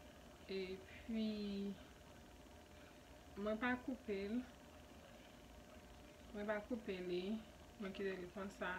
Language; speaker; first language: French; non-native, local second language; Haitian Creole